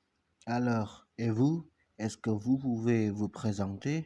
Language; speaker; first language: French; non-native, learner; Indonesian